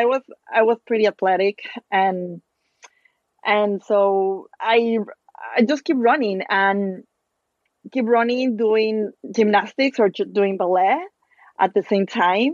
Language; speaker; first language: English; non-native, fluent; Spanish